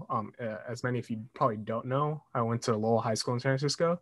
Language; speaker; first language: English; native; English